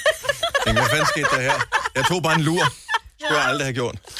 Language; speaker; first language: Danish; native; Danish